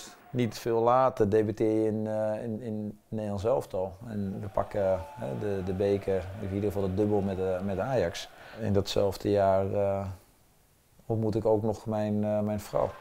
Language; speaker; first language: Dutch; native; Dutch